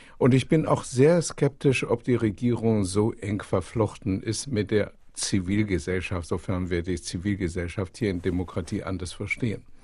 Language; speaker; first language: German; non-native, fluent; Chinese